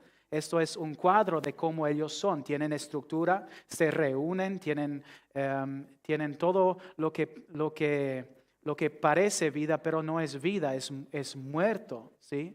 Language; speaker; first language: Spanish; non-native, fluent; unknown